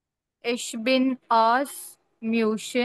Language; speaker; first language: German; non-native, learner; Marathi